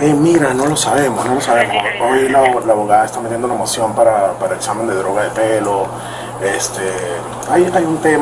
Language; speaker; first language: Spanish; native; Spanish